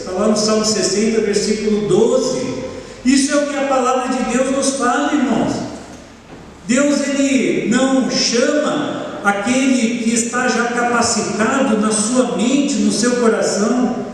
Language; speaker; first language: Portuguese; native; Portuguese